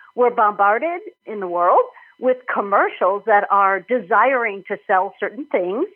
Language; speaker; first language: English; native; English